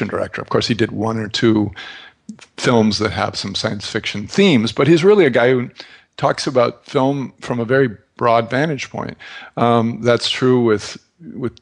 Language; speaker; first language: English; native; English